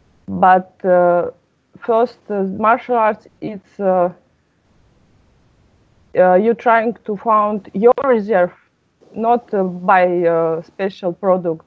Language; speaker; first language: English; non-native, learner; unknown